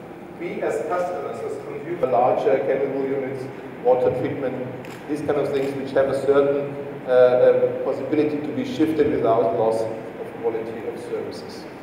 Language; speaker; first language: English; non-native, fluent; German